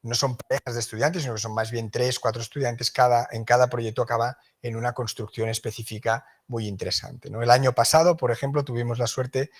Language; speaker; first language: Spanish; non-native, local second language; Catalan